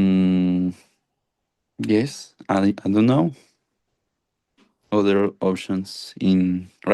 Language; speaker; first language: English; non-native, learner; Spanish